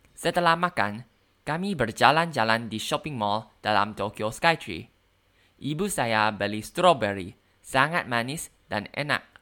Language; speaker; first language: Indonesian; non-native, learner; Thai